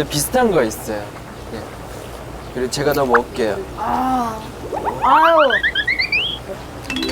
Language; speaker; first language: Korean; non-native, fluent; Chinese